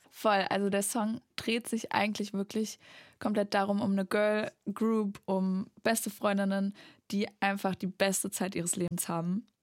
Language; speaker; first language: German; native; German